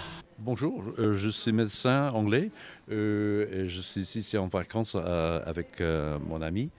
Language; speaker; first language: French; non-native, learner; English